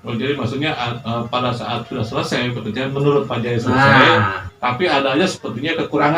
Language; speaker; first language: Indonesian; native; Indonesian